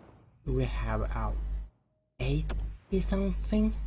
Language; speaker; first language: English; non-native, learner; Swedish